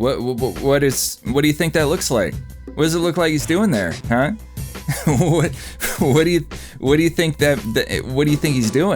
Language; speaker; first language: English; native; English